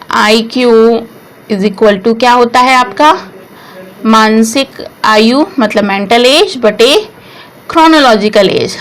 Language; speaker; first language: Hindi; native; Hindi